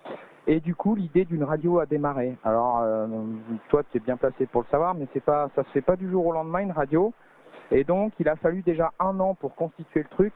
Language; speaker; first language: French; native; French